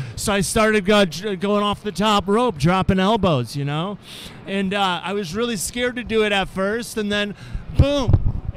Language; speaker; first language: English; native; English